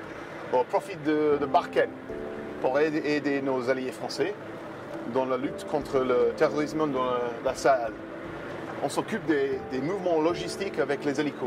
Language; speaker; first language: French; non-native, fluent; English